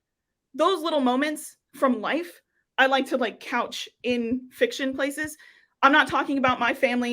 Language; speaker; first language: English; native; English